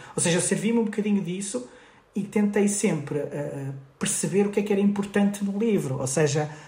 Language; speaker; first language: Portuguese; native; Portuguese